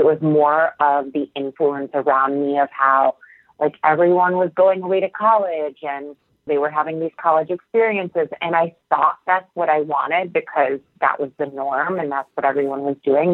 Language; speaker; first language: English; native; English